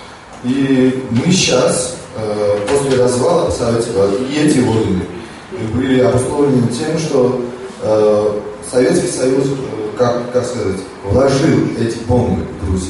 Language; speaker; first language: Russian; non-native, fluent; Georgian